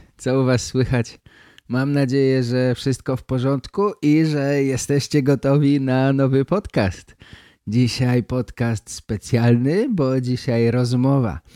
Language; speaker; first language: Polish; native; Polish